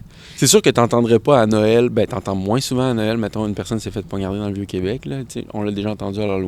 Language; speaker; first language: French; native; French